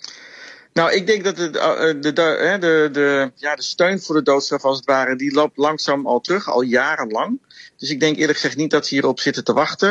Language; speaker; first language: Dutch; native; Dutch